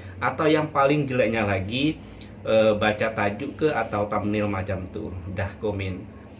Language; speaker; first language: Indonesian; non-native, local second language; Madurese